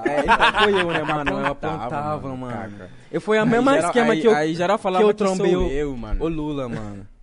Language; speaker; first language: Portuguese; non-native, fluent; Akan